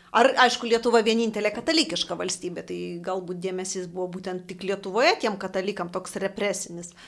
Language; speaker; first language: Lithuanian; native; Lithuanian